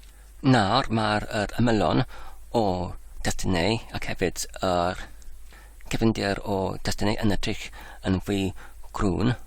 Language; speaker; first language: Welsh; non-native, learner; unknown